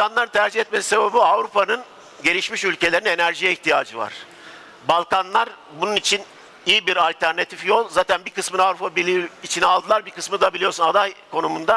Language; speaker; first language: Turkish; native; Turkish